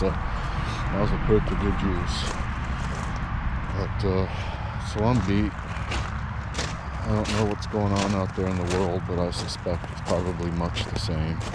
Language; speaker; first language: English; native; English